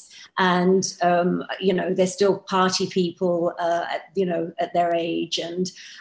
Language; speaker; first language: English; native; English